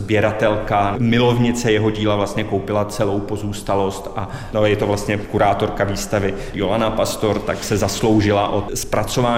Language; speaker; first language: Czech; native; Czech